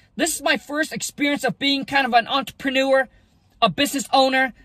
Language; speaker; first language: English; early bilingual, other home language; Vietnamese